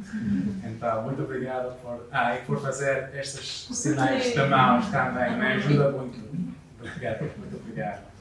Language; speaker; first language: Portuguese; non-native, learner; English